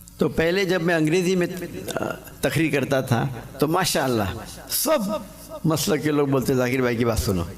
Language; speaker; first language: Urdu; non-native, local second language; English